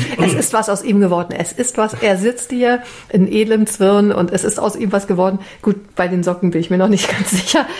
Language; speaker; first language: German; native; German